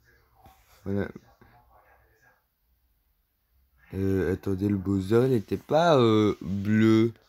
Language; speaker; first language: French; native; French